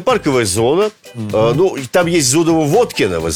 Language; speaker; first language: Russian; native; Russian